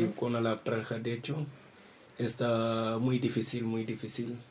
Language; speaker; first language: Spanish; non-native, learner; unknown